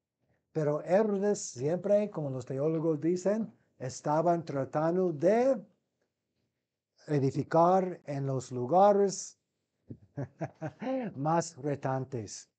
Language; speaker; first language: Spanish; non-native, fluent; English